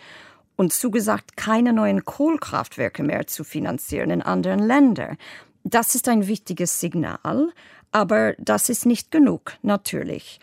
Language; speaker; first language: German; non-native, fluent; English